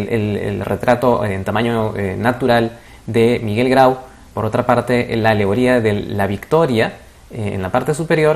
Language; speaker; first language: Spanish; native; Spanish